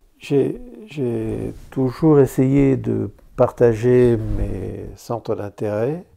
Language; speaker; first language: French; native; French